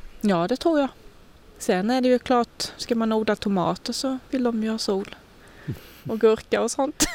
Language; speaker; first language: Swedish; native; Swedish